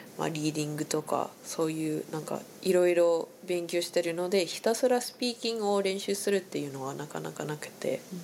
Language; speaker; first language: Japanese; non-native, fluent; English